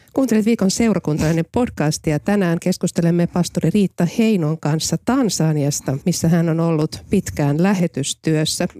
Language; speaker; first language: Finnish; native; Finnish